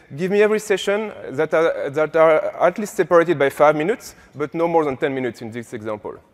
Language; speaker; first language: English; non-native, fluent; French